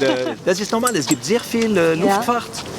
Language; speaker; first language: German; non-native, local second language; French